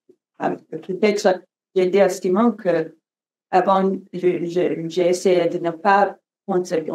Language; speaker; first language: French; non-native, learner; English